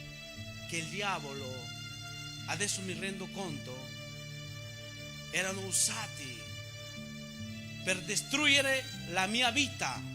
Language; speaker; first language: Italian; non-native, fluent; Spanish